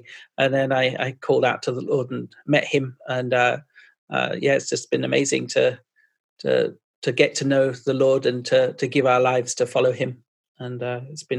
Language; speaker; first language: English; native; English